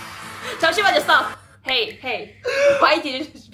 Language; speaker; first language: English; non-native, learner; Korean